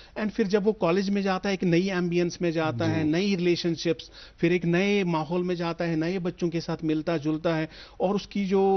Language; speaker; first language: Hindi; non-native, local second language; Kashmiri